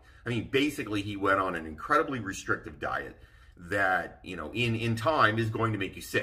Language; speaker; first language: English; native; English